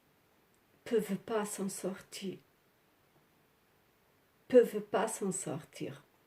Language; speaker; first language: French; non-native, learner; Portuguese